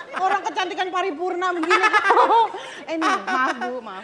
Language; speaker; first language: Indonesian; native; Indonesian